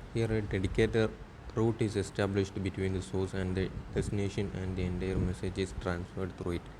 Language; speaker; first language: English; non-native, local second language; Malayalam